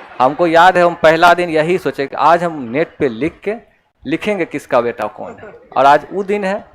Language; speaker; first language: Hindi; native; Hindi